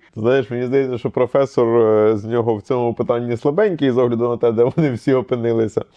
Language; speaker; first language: Ukrainian; native; Ukrainian